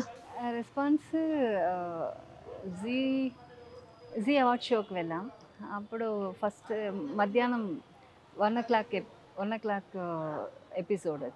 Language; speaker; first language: Telugu; non-native, local second language; Tamil